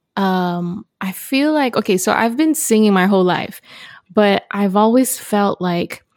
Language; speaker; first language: English; non-native, local second language; Malay